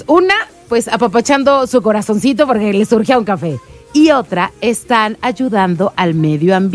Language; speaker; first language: Spanish; native; Spanish